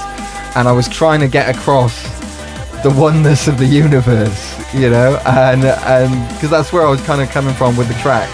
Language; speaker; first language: English; native; English